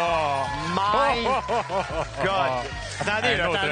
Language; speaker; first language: French; native; French